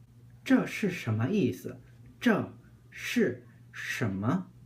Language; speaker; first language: Chinese; non-native, fluent; Korean